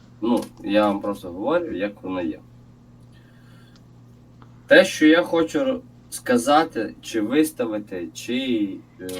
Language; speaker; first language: Ukrainian; non-native, local second language; Russian